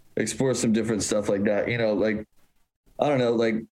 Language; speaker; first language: English; native; English